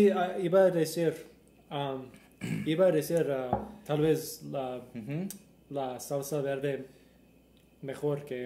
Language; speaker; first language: Spanish; non-native, learner; English